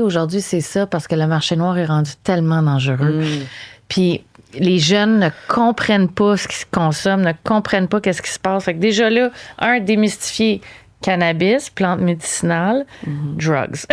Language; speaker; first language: French; native; French